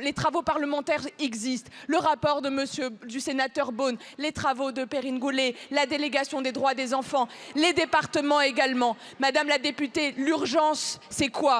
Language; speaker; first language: French; native; French